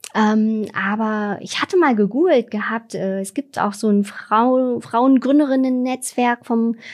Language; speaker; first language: German; non-native, fluent; Vietnamese